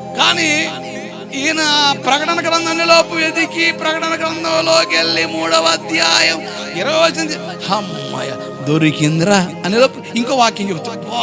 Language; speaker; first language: Telugu; non-native, local second language; Koya